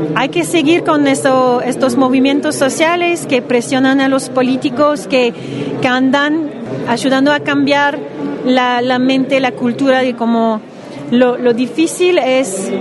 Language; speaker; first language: Spanish; non-native, fluent; English